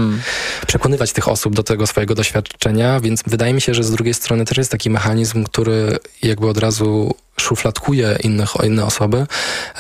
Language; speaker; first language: Polish; native; Polish